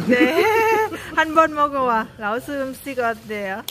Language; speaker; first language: Korean; non-native, learner; Lao